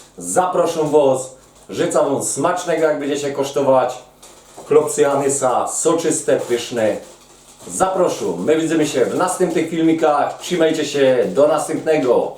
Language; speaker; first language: Polish; native; Polish